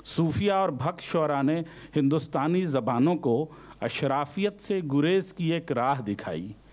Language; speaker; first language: Urdu; native; Urdu